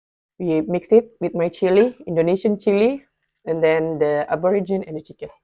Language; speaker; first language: English; non-native, learner; Indonesian